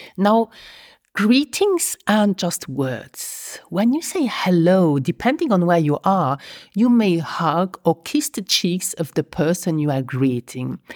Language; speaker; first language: English; non-native, fluent; Luxembourgish